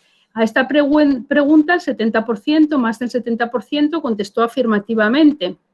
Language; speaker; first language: Spanish; native; Spanish